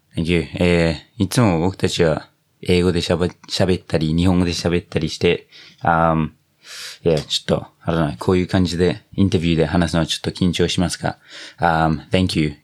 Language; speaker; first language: Japanese; non-native, fluent; English